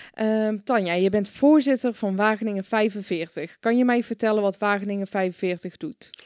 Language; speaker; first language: Dutch; early bilingual, other home language; Persian